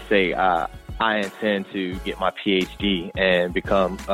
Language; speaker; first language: English; native; English